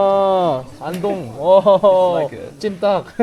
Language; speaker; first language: Korean; native; Korean